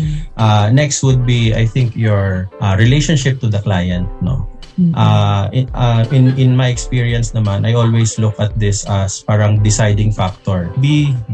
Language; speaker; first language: English; non-native, local second language; Hiligaynon